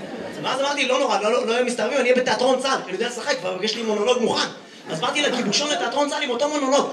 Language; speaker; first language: Hebrew; native; Hebrew